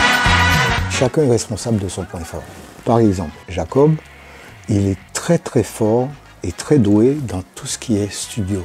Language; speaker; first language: French; native; French